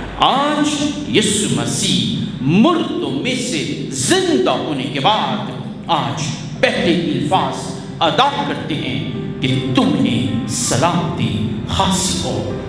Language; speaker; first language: Urdu; non-native, local second language; Punjabi